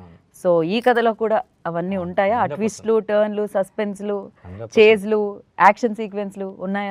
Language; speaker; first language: Telugu; native; Telugu